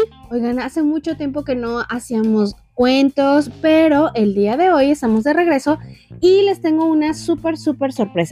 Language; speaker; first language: Spanish; native; Spanish